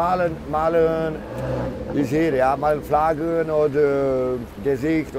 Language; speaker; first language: German; non-native, learner; Czech